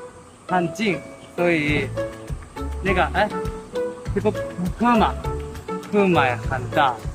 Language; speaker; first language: Chinese; non-native, learner; Japanese